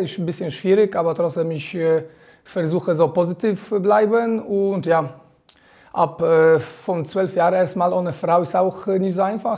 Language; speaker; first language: German; non-native, learner; Polish